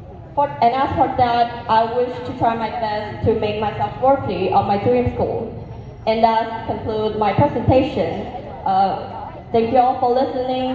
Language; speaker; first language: English; non-native, fluent; Vietnamese